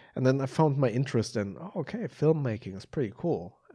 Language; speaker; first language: English; non-native, fluent; German